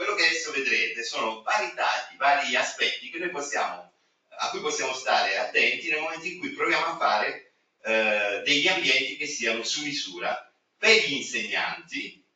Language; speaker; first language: Italian; native; Italian